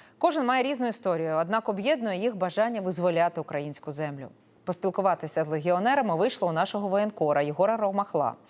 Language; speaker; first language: Ukrainian; native; Ukrainian